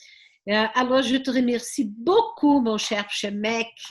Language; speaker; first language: French; non-native, learner; Portuguese